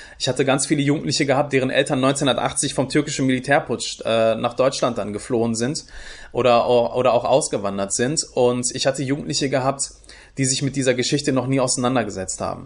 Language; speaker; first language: German; early bilingual, other home language; Turkish